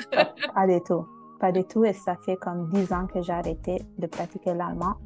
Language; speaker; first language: French; non-native, fluent; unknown